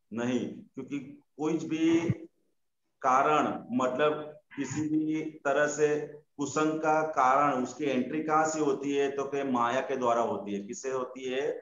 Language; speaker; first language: Hindi; non-native, local second language; Gujarati